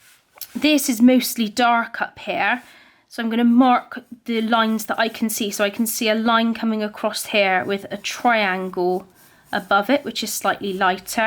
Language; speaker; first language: English; native; English